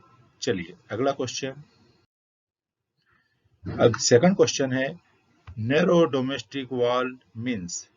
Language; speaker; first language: Hindi; native; Hindi